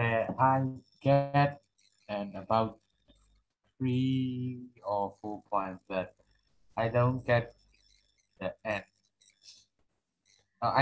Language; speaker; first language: English; non-native, learner; Burmese